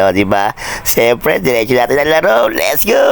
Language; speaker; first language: Filipino; native; Filipino